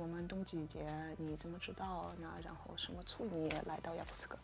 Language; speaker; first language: Chinese; non-native, fluent; Russian